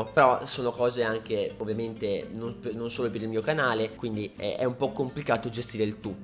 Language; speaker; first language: Italian; native; Italian